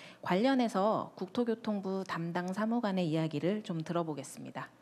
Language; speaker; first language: Korean; native; Korean